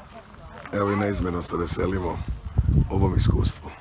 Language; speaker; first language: Bosnian; native; Bosnian